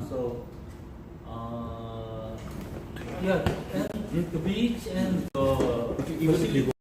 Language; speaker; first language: English; non-native, learner; Korean